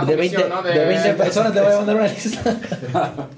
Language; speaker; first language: Spanish; native; Spanish